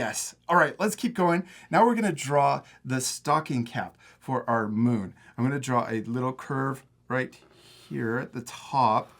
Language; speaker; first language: English; native; English